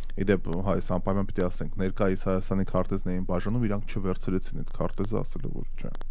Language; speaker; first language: Armenian; native; Armenian